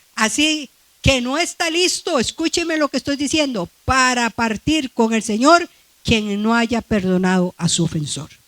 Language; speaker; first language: Spanish; native; Spanish